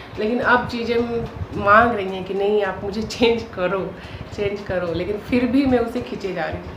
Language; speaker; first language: Hindi; native; Hindi